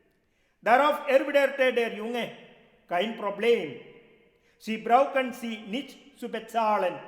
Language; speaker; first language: German; non-native, fluent; Malayalam